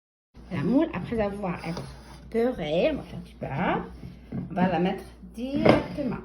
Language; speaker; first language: French; non-native, fluent; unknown